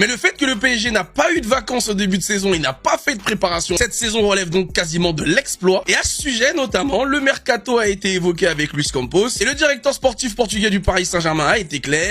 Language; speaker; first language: French; native; French